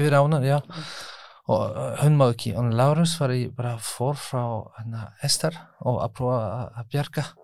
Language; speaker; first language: Icelandic; non-native, learner; French